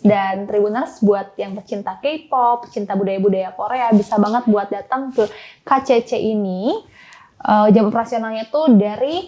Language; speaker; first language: Indonesian; native; Indonesian